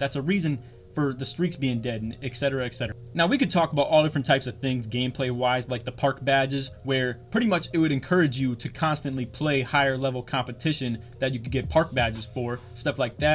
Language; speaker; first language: English; native; English